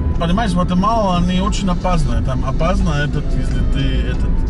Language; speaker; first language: Russian; non-native, learner; Spanish